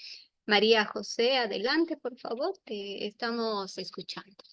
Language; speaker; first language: Spanish; native; Spanish